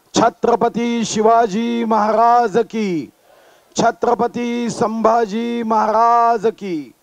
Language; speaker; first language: Hindi; non-native, local second language; Marathi